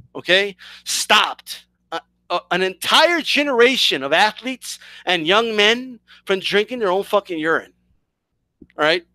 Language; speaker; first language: English; early bilingual, other home language; Spanish